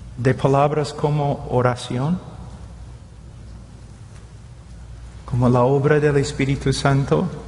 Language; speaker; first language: Spanish; non-native, fluent; English